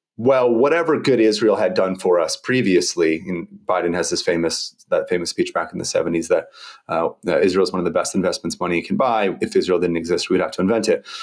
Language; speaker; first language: English; native; English